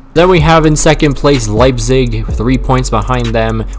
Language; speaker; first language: English; native; English